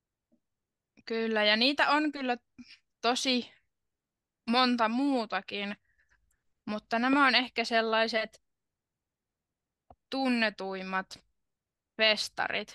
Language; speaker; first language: Finnish; native; Finnish